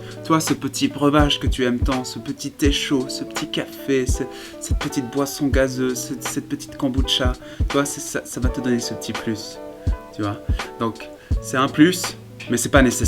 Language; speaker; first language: French; native; French